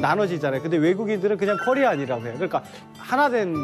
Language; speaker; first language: Korean; non-native, local second language; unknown